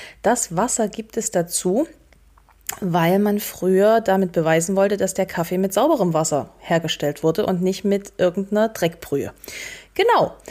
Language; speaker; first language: German; native; German